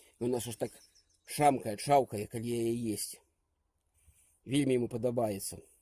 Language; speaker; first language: Belarusian; native; Belarusian